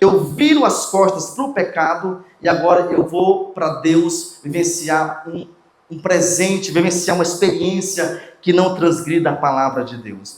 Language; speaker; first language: Portuguese; native; Portuguese